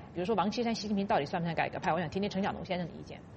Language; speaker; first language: Chinese; native; Chinese